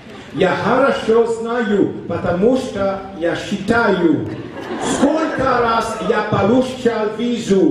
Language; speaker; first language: Russian; non-native, learner; French